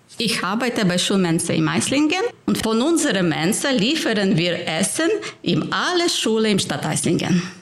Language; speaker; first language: German; non-native, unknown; Ukrainian